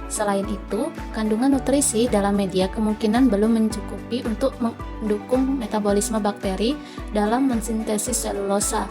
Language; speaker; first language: Indonesian; native; Indonesian